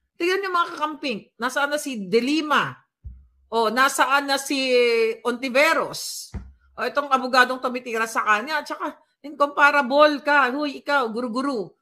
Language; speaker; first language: Filipino; non-native, local second language; Hiligaynon